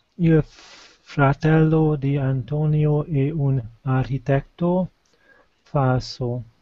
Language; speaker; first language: Italian; non-native, learner; Hungarian